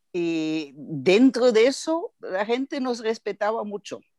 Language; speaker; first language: Spanish; non-native, fluent; German